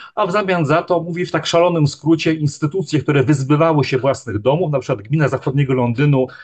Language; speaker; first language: Polish; native; Polish